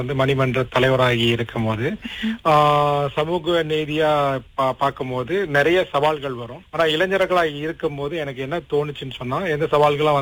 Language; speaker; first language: Tamil; early bilingual, heritage; Tamil